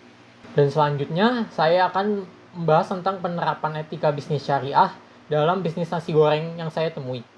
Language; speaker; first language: Indonesian; native; Indonesian